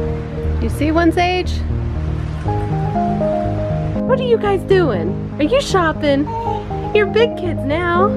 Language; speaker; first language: English; native; English